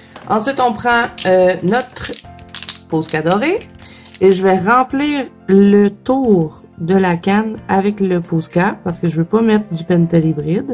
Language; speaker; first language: French; native; French